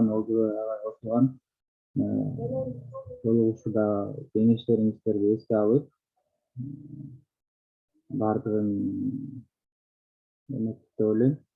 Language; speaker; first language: Kyrgyz; native; Kyrgyz